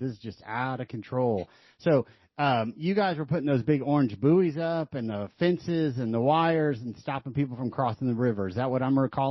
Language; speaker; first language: English; native; English